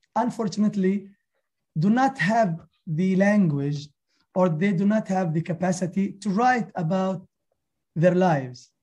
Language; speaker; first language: English; non-native, fluent; Arabic